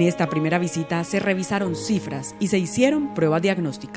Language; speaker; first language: Spanish; native; Spanish